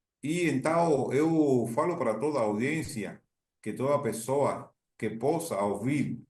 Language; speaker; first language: Portuguese; non-native, learner; Spanish